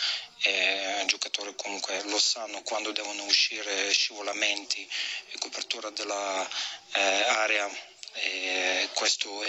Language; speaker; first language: Italian; non-native, fluent; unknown